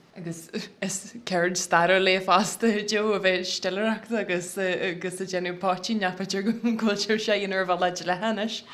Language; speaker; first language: Irish; native; Irish